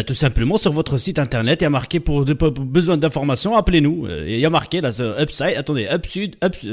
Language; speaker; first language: French; native; French